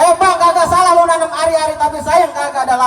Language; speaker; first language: Indonesian; native; Indonesian